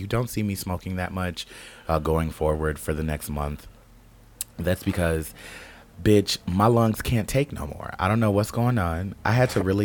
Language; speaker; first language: English; native; English